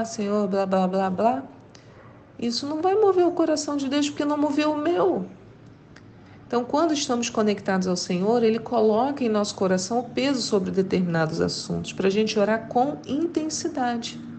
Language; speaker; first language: Portuguese; native; Portuguese